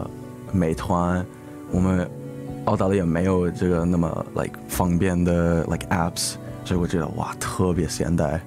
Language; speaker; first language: Chinese; early bilingual, heritage; English